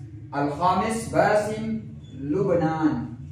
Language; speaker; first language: Arabic; non-native, fluent; Urdu